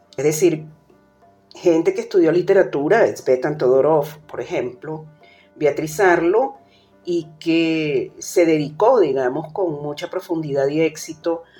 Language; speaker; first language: Spanish; native; Spanish